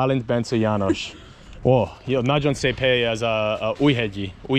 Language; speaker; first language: Hungarian; non-native, learner; English